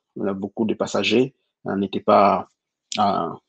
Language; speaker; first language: French; non-native, local second language; Lingala